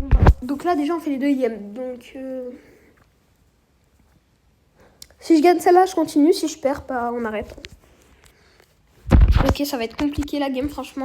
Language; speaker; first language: French; native; French